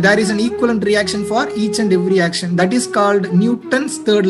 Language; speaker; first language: English; non-native, local second language; Tamil